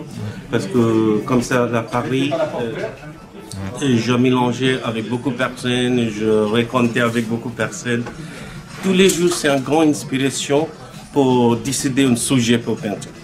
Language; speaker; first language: French; non-native, learner; Bangla